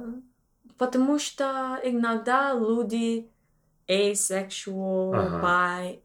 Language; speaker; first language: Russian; non-native, learner; English